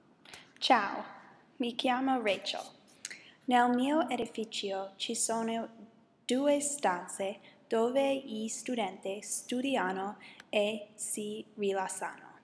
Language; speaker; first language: Italian; non-native, learner; English